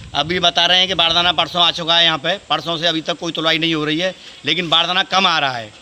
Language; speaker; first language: Hindi; native; Hindi